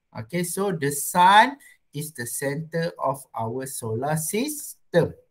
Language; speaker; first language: English; non-native, local second language; Malay